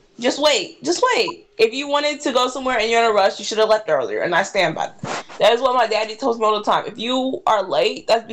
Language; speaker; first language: English; native; English